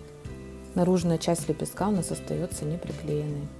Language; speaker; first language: Russian; native; Russian